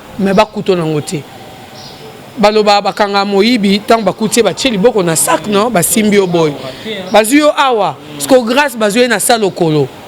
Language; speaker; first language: Lingala; non-native, local second language; Luba-Lulua